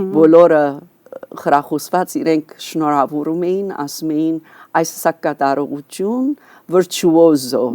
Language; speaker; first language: Armenian; early bilingual, heritage; Armenian